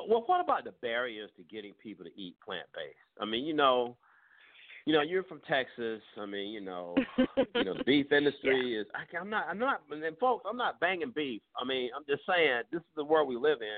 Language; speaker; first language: English; native; English